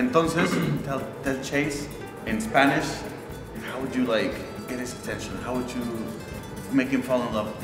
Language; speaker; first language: English; non-native, fluent; Spanish